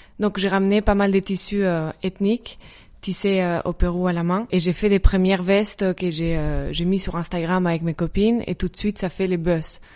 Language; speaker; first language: French; non-native, fluent; Spanish